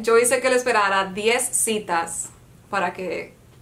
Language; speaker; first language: Spanish; early bilingual, heritage; Spanish